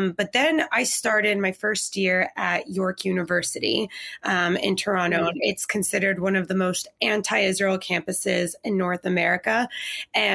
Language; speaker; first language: English; native; English